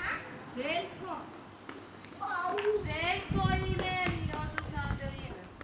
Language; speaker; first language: Bosnian; native; Bosnian